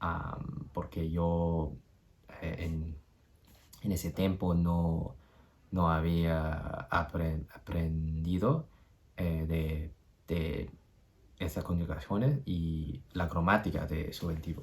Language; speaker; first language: Spanish; non-native, learner; English